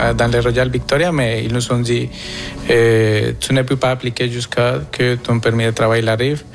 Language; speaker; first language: French; non-native, fluent; Spanish